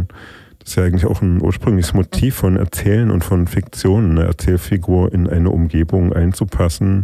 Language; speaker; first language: German; native; German